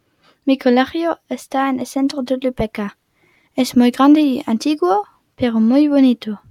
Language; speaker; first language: Spanish; non-native, learner; German